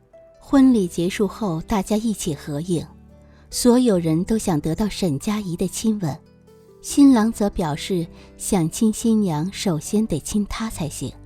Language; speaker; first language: Chinese; native; Chinese